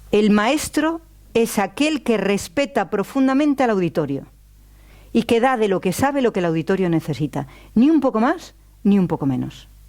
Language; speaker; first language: Spanish; native; Spanish